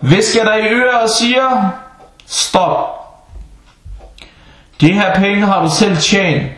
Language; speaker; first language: Danish; non-native, fluent; Arabic